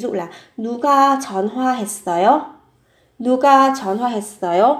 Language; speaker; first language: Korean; non-native, fluent; Vietnamese